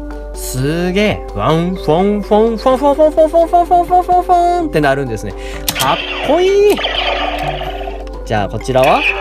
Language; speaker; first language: Japanese; native; Japanese